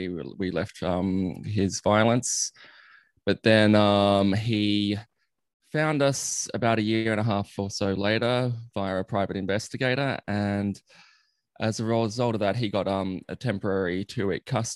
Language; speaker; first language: English; native; English